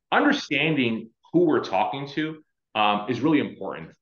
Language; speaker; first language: English; native; English